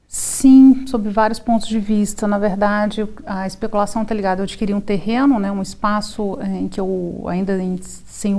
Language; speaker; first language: Portuguese; native; Portuguese